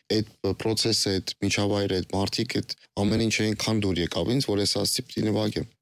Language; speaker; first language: Armenian; native; Armenian